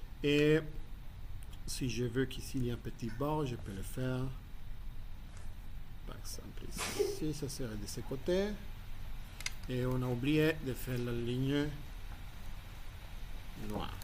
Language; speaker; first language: French; non-native, fluent; Spanish